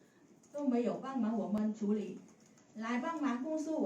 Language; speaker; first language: Chinese; non-native, learner; Vietnamese